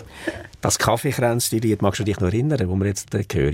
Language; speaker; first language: German; native; German